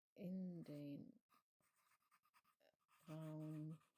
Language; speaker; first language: German; non-native, learner; English